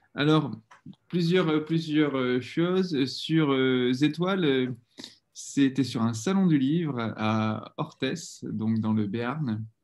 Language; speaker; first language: French; native; French